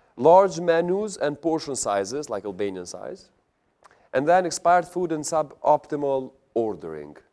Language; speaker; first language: English; non-native, fluent; Albanian